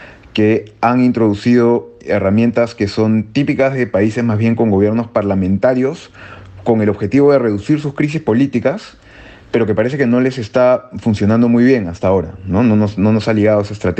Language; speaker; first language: Spanish; native; Spanish